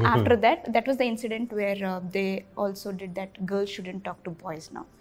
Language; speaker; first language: English; non-native, local second language; Bhojpuri